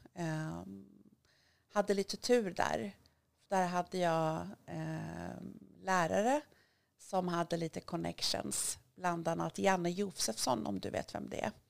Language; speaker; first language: Swedish; early bilingual, other home language; Kurdish